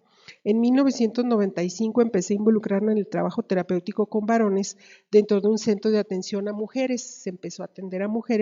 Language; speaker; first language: Spanish; native; Spanish